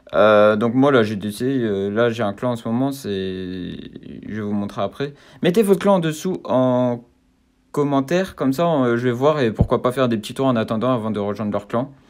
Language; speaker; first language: French; native; French